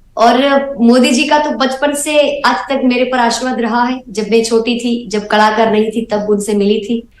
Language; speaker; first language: Hindi; non-native, local second language; Gujarati